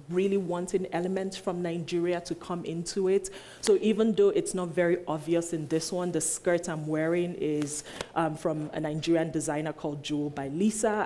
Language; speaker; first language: English; non-native, local second language; Igbo